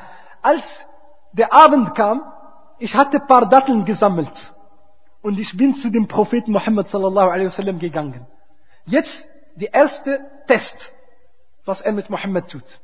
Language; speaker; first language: German; non-native, fluent; Arabic